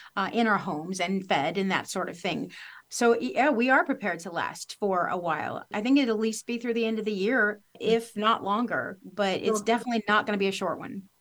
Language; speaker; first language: English; native; English